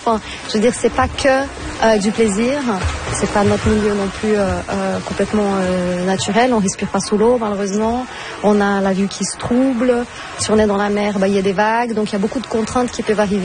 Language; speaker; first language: French; non-native, fluent; Portuguese